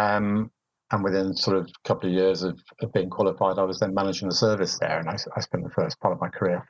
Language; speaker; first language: English; native; English